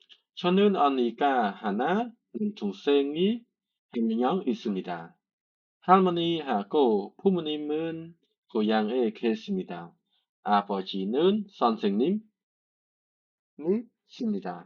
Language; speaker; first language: Korean; non-native, learner; Khmer